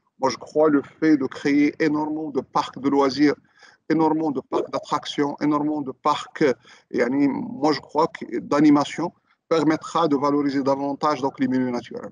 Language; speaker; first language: French; non-native, local second language; Arabic